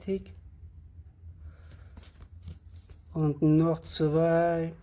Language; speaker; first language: German; non-native, learner; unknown